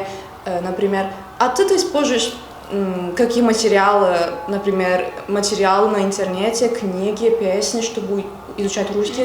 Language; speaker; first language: Russian; non-native, fluent; Turkish